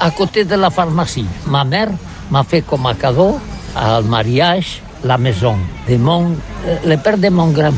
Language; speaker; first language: French; non-native, learner; Catalan